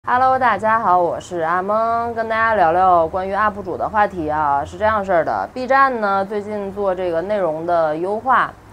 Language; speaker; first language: Chinese; native; Chinese